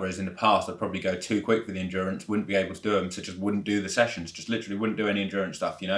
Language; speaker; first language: English; native; English